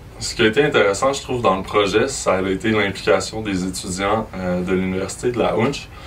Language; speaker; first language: French; native; French